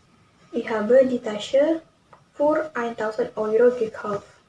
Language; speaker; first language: German; non-native, learner; Indonesian